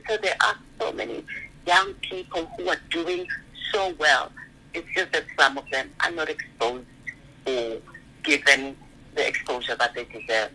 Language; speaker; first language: English; non-native, local second language; Zulu